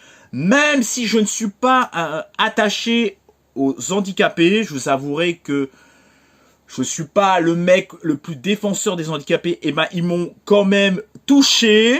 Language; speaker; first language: French; native; French